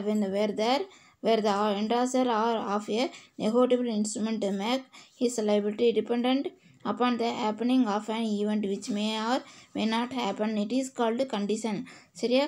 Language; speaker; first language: English; non-native, local second language; Tamil